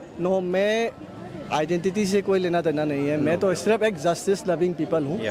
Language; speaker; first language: Hindi; non-native, local second language; Manipuri